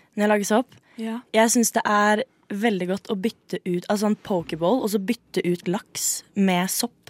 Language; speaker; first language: Norwegian; native; Norwegian